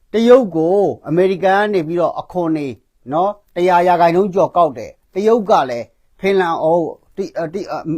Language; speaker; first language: Burmese; non-native, local second language; Kachin